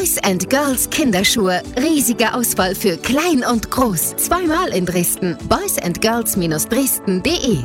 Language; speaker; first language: German; native; German